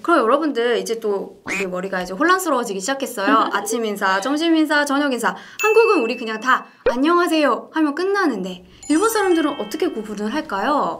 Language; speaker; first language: Korean; native; Korean